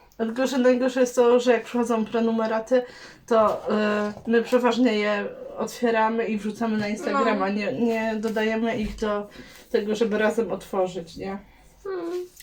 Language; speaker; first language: Polish; native; Polish